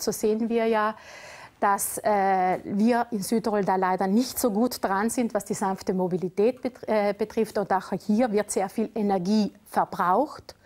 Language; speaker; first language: German; native; German